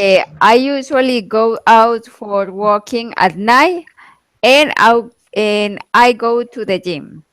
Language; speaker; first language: English; non-native, learner; Spanish